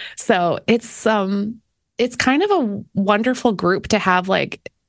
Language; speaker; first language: English; native; English